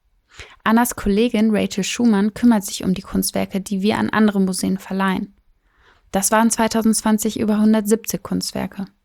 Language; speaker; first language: German; native; German